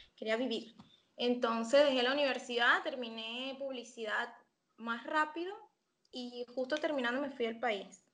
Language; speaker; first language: Spanish; native; Spanish